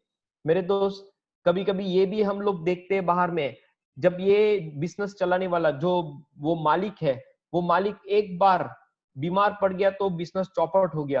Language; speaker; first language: Hindi; native; Hindi